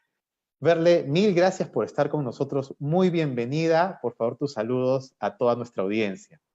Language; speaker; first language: Spanish; native; Spanish